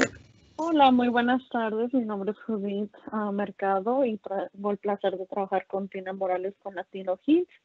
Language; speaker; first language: Spanish; early bilingual, heritage; Spanish